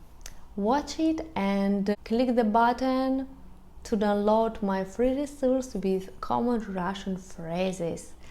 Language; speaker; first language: English; non-native, fluent; Russian